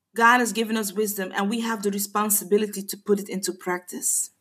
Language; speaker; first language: English; non-native, fluent; Papiamento